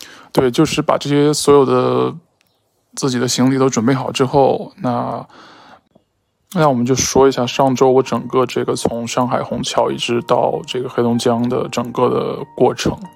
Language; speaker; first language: Chinese; native; Chinese